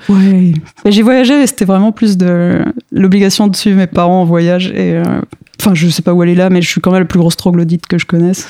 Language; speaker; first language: French; early bilingual, other home language; Spanish